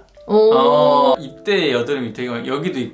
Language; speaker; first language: Korean; native; Korean